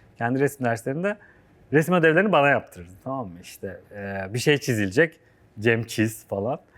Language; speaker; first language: Turkish; native; Turkish